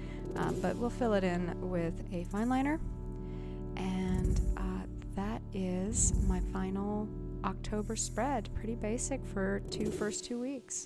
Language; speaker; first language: English; native; English